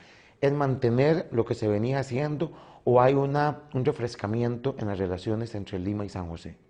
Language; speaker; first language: Spanish; native; Spanish